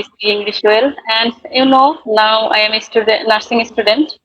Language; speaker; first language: English; non-native, learner; Bangla